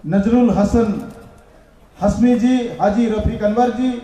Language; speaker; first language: Hindi; non-native, local second language; Bangla